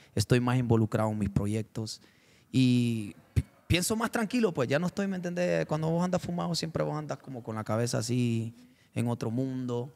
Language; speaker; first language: Spanish; native; Spanish